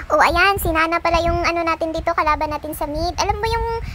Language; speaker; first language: Filipino; non-native, local second language; Cebuano